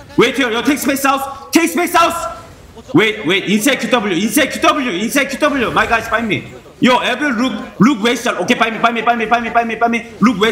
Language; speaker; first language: English; non-native, learner; Korean